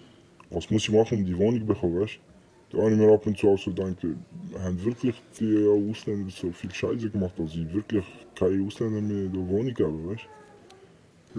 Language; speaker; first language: German; non-native, fluent; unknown